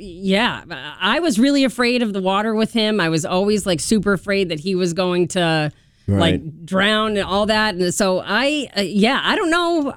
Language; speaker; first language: English; native; English